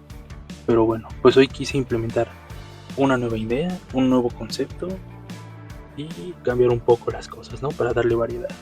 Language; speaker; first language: Spanish; native; Spanish